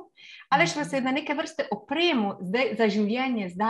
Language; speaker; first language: Slovenian; native; Slovenian